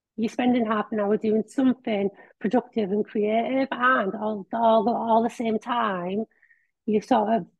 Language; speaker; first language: English; native; English